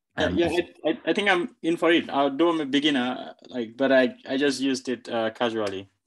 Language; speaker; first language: English; non-native, fluent; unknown